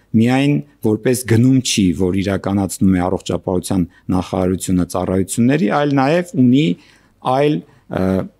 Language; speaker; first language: Armenian; native; Armenian